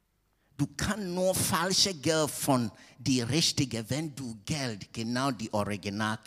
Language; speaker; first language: German; non-native, fluent; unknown